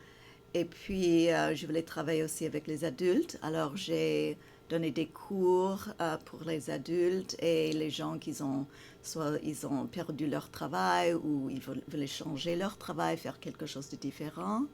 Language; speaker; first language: French; non-native, fluent; English